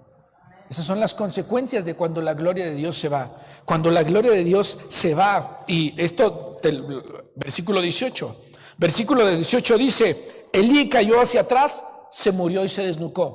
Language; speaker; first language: Spanish; native; Spanish